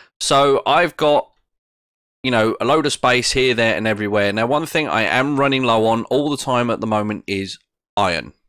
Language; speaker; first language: English; native; English